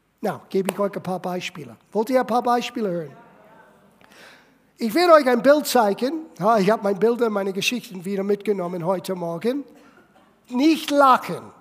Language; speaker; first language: German; non-native, fluent; English